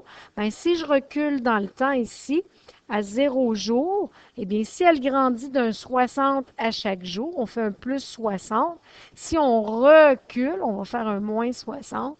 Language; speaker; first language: French; native; French